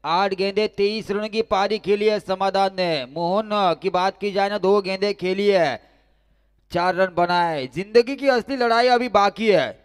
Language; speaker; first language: Hindi; non-native, local second language; Marathi